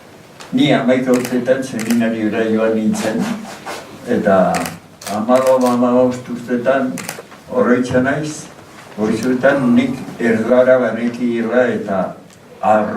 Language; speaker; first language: Basque; native; Basque